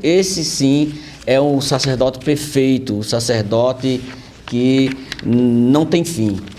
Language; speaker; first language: Portuguese; native; Portuguese